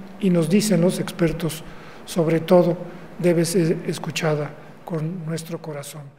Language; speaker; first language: Spanish; native; Spanish